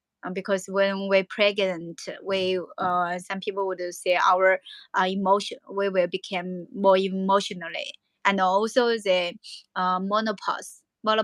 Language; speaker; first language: English; non-native, learner; Chinese